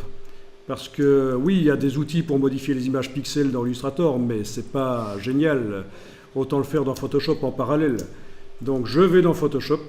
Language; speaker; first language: French; native; French